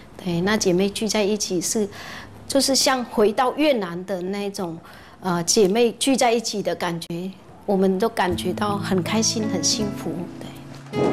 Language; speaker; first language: Chinese; non-native, fluent; Vietnamese